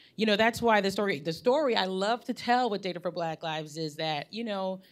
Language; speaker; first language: English; native; English